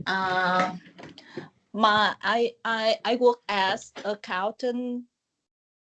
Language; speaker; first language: English; non-native, learner; Vietnamese